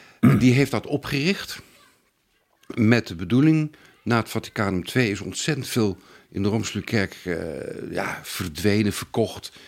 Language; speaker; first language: Dutch; native; Dutch